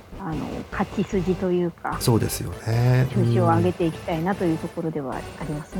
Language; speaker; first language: Japanese; native; Japanese